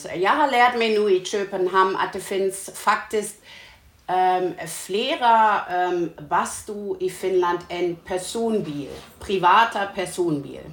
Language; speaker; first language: Swedish; non-native, learner; German